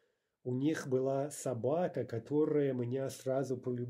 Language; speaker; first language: Russian; non-native, fluent; English